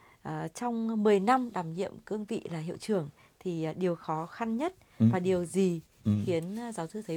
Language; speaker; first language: Vietnamese; native; Vietnamese